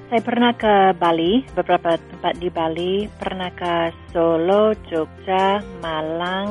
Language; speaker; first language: Indonesian; non-native, fluent; English